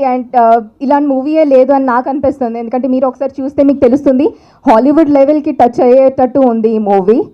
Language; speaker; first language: Telugu; non-native, learner; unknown